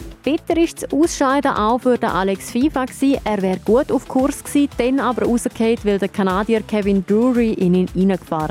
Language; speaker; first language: German; native; German